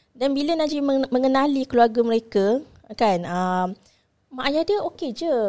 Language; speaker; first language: Malay; native; Malay